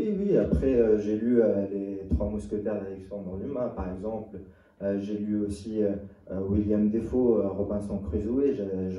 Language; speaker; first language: French; non-native, local second language; Arabic